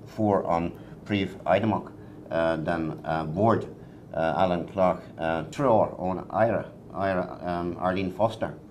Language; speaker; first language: Irish; non-native, learner; English